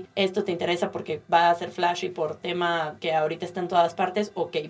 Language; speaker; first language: Spanish; native; Spanish